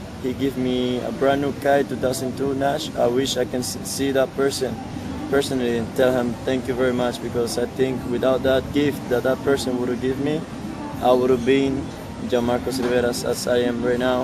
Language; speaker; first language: English; non-native, fluent; Spanish